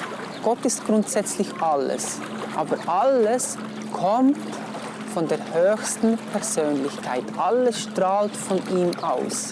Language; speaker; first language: German; non-native, fluent; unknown